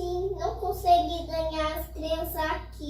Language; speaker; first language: Portuguese; early bilingual, other home language; Haitian Creole